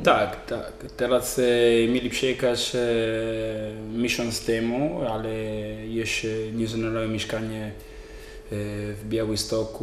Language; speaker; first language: Polish; non-native, learner; Italian